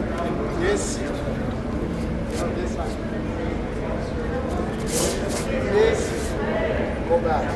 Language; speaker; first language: English; non-native, learner; Spanish